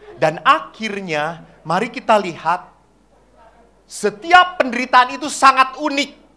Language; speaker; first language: Indonesian; native; Indonesian